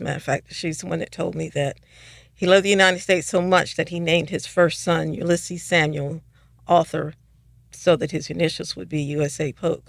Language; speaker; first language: English; native; English